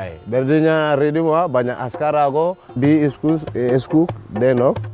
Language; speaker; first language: Basque; non-native, learner; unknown